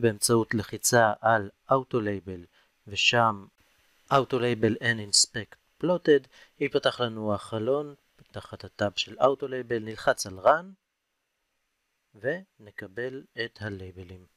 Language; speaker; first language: Hebrew; native; Hebrew